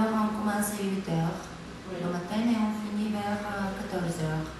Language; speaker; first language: French; non-native, fluent; Bulgarian